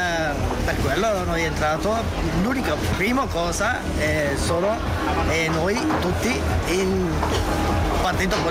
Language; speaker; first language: Italian; non-native, learner; Sinhala